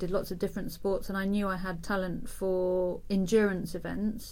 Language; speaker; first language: English; native; English